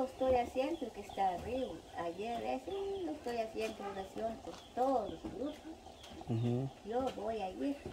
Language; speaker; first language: Spanish; non-native, local second language; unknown